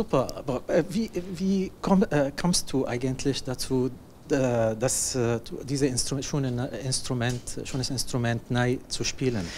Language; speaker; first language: German; non-native, learner; Arabic